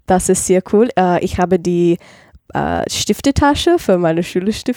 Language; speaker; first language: German; non-native, learner; English